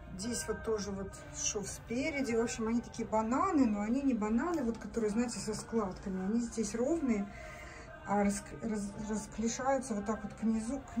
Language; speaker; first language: Russian; native; Russian